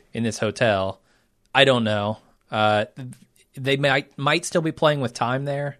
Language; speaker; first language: English; native; English